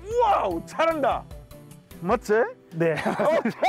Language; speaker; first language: Korean; non-native, fluent; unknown